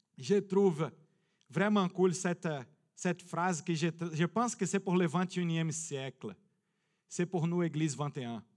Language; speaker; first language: French; non-native, fluent; Portuguese